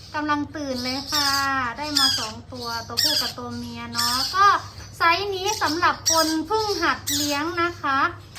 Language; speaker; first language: Thai; native; Thai